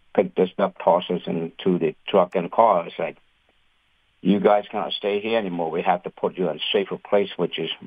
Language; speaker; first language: English; non-native, fluent; Khmer